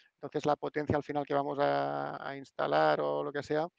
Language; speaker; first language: Spanish; non-native, local second language; Catalan